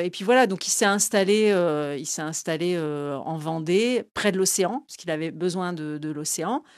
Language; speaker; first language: French; native; French